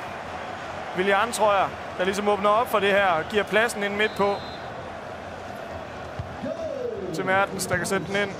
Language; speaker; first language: Danish; native; Danish